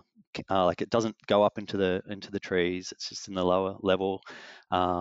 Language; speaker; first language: English; native; English